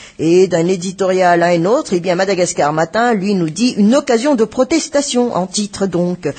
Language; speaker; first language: French; non-native, local second language; Malagasy